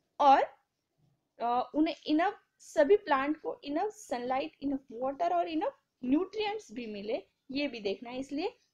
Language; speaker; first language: Hindi; non-native, local second language; Marathi